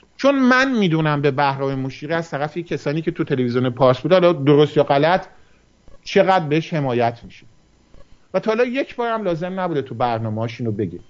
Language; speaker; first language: Persian; early bilingual, heritage; Persian